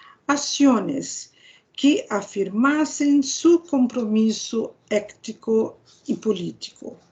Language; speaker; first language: Spanish; non-native, fluent; Portuguese